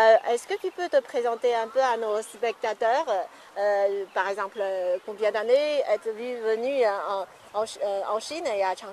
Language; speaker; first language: French; non-native, fluent; Chinese